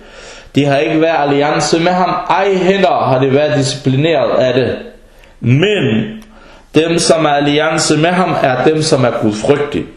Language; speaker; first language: Danish; early bilingual, other home language; Arabic